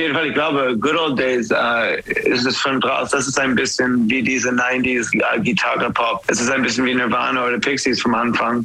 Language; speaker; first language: German; non-native, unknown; English